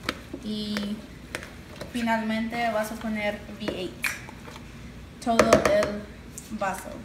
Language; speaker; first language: Spanish; non-native, learner; English